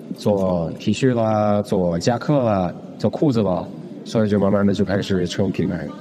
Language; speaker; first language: Chinese; non-native, fluent; Russian